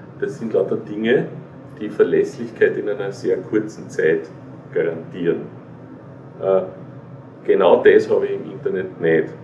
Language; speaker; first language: German; native; German